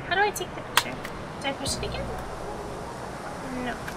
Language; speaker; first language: English; native; English